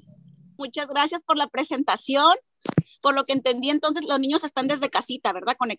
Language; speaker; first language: Spanish; native; Spanish